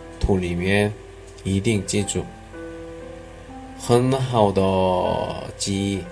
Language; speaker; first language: Chinese; non-native, learner; Korean